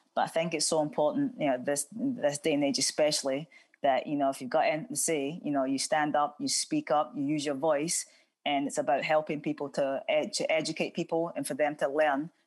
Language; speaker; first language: English; native; English